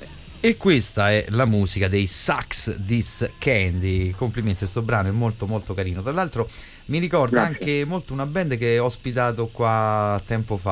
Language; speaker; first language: Italian; native; Italian